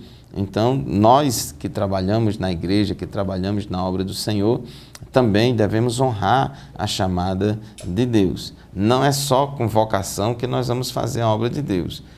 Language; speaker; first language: Portuguese; native; Portuguese